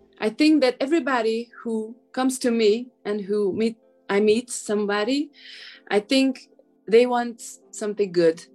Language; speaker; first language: English; non-native, fluent; Hungarian